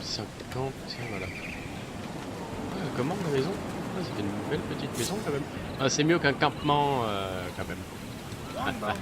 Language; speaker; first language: French; native; French